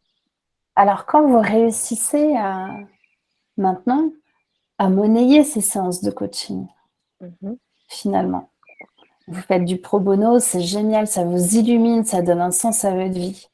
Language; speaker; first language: French; native; French